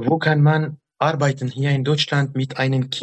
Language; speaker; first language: German; non-native, learner; Arabic